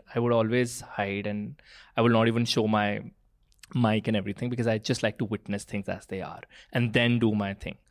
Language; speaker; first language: English; non-native, local second language; Punjabi